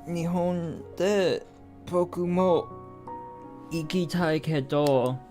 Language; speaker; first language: Japanese; non-native, learner; English